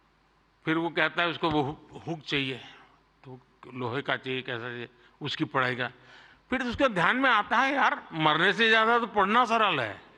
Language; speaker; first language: Hindi; non-native, local second language; Gujarati